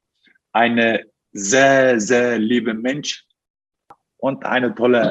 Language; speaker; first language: German; non-native, fluent; Turkish